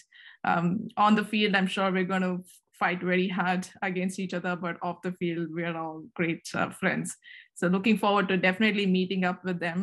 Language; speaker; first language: English; non-native, local second language; Kannada